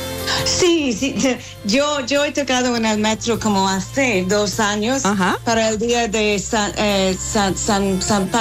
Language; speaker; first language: Spanish; non-native, fluent; English